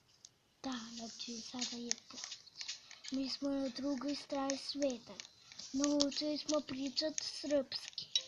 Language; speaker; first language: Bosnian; early bilingual, heritage; Bosnian